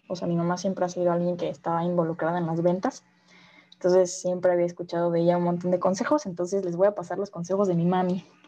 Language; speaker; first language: Spanish; native; Spanish